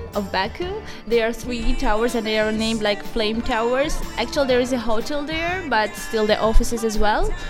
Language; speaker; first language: English; non-native, fluent; Azerbaijani